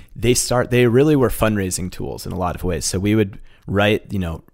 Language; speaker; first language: English; native; English